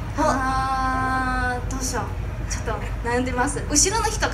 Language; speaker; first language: Japanese; non-native, fluent; Chinese